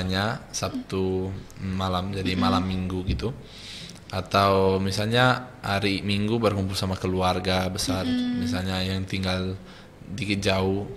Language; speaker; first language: Indonesian; non-native, fluent; Italian